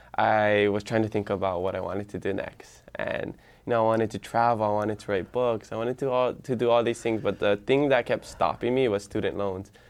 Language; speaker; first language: English; early bilingual, other home language; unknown